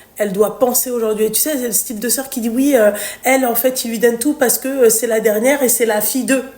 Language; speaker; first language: French; native; French